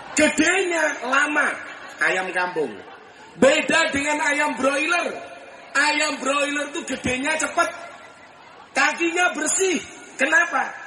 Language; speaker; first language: Indonesian; non-native, local second language; Javanese